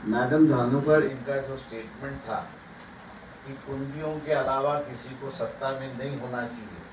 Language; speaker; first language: Hindi; non-native, local second language; Marathi